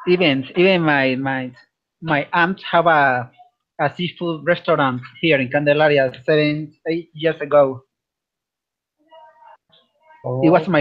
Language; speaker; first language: English; non-native, learner; Spanish